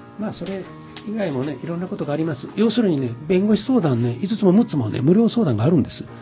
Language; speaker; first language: Japanese; native; Japanese